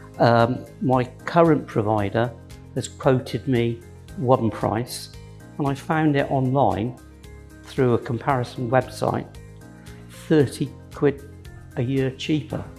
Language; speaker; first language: English; native; English